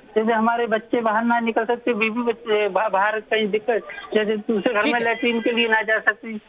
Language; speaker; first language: Hindi; native; Hindi